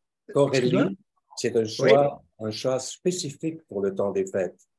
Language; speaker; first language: French; native; French